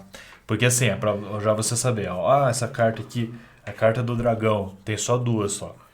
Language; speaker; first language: Portuguese; native; Portuguese